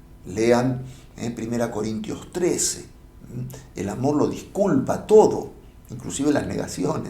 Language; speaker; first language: Spanish; native; Spanish